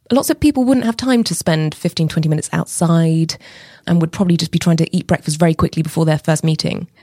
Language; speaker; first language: English; native; English